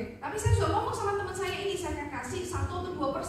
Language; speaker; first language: Indonesian; native; Indonesian